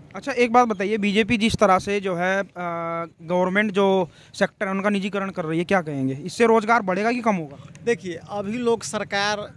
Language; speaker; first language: Hindi; native; Hindi